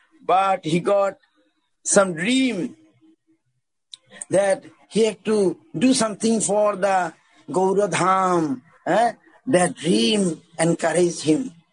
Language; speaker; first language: English; non-native, local second language; Bangla